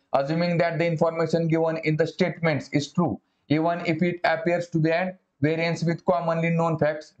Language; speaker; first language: English; non-native, local second language; Marathi